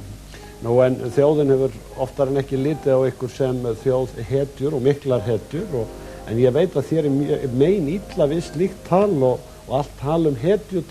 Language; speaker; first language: Icelandic; native; Icelandic